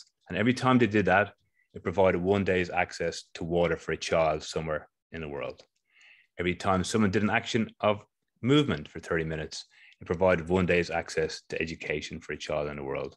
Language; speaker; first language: English; native; English